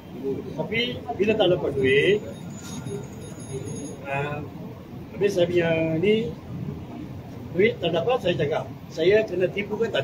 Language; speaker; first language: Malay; non-native, local second language; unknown